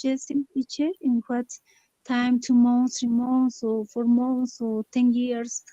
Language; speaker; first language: English; non-native, learner; Spanish